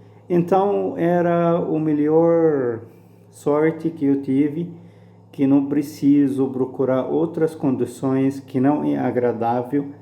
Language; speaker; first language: Portuguese; non-native, fluent; Arabic